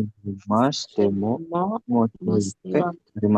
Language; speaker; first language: Japanese; non-native, learner; Indonesian